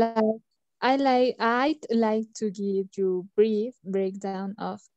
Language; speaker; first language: English; non-native, learner; Spanish